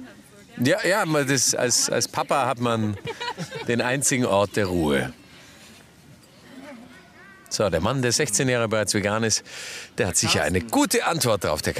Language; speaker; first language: German; native; German